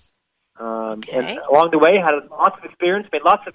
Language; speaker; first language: English; native; English